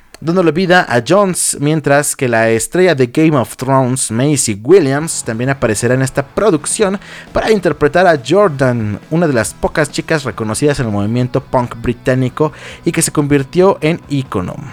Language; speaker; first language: Spanish; native; Spanish